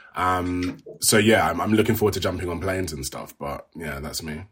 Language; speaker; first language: English; native; English